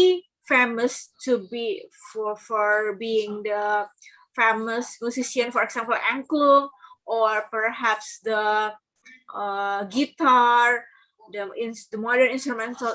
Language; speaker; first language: English; non-native, learner; Indonesian